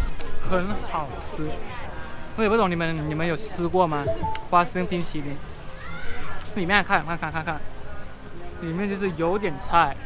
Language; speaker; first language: Chinese; non-native, learner; Thai